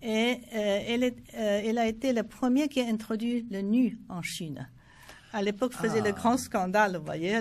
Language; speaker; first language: French; non-native, fluent; Chinese